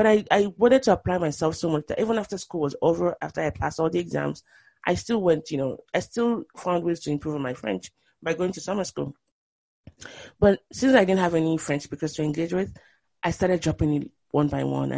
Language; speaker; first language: English; non-native, local second language; Yoruba